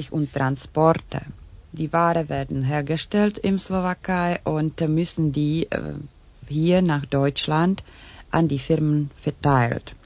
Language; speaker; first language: German; non-native, learner; Czech